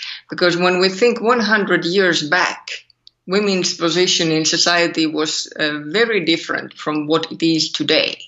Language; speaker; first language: English; non-native, fluent; Finnish